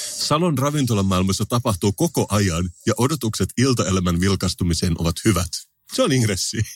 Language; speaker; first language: Finnish; native; Finnish